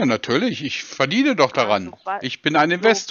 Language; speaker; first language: German; native; German